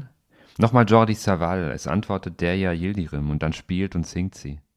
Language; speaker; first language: German; native; German